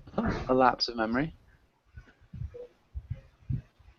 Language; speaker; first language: English; native; English